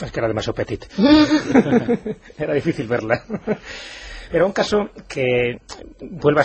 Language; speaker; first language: Spanish; native; Spanish